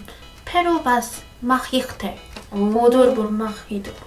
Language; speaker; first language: Mongolian; non-native, learner; Spanish